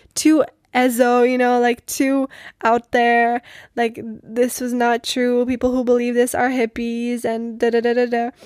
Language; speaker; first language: English; non-native, fluent; Czech